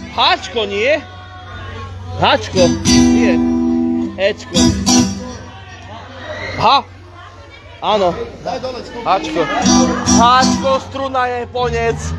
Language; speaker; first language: Slovak; native; Slovak